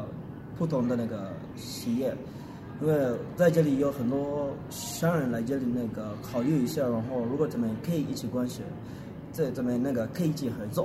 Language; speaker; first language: Chinese; non-native, learner; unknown